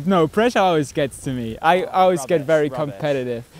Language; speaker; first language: English; non-native, fluent; German